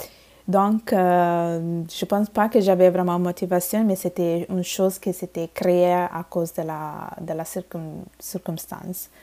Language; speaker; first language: French; non-native, fluent; Bangla